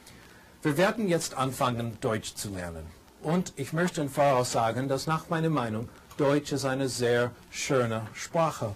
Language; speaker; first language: German; non-native, fluent; English